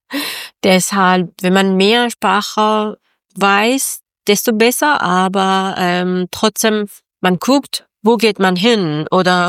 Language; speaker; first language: German; non-native, learner; Persian